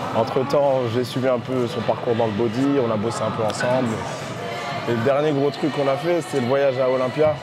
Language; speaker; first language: French; native; French